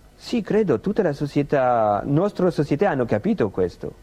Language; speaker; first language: Italian; non-native, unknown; French